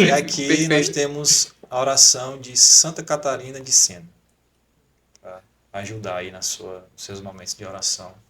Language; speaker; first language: Portuguese; native; Portuguese